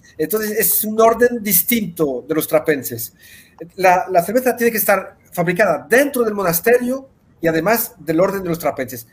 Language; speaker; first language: Spanish; early bilingual, heritage; Spanish